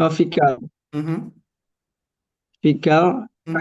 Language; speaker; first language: English; non-native, learner; Indonesian